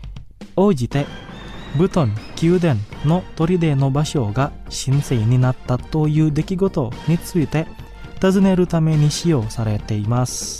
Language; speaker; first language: Japanese; non-native, fluent; Indonesian